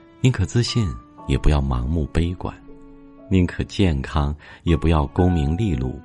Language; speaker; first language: Chinese; native; Chinese